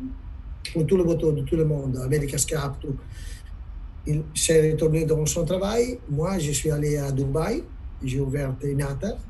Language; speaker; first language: French; non-native, learner; Italian